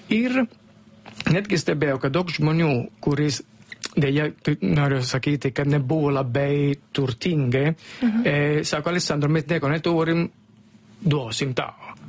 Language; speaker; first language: Lithuanian; non-native, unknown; Italian